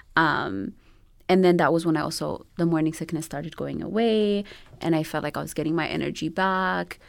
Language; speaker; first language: English; non-native, local second language; Amharic